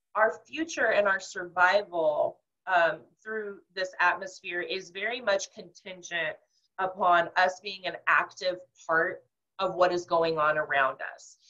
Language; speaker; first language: English; native; English